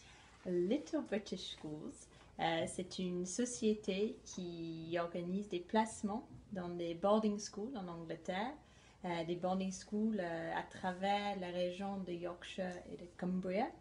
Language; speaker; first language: French; non-native, fluent; English